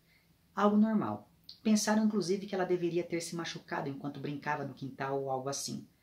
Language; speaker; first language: Portuguese; native; Portuguese